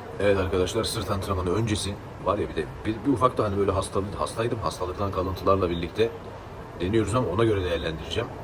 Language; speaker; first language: Turkish; native; Turkish